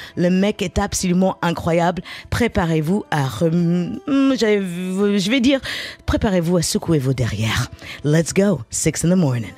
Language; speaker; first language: French; native; French